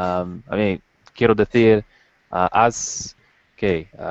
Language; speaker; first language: Spanish; non-native, learner; English